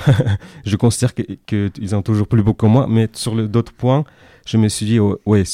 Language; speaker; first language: French; non-native, fluent; Kyrgyz